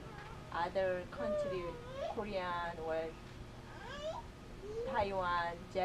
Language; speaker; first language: English; non-native, learner; Korean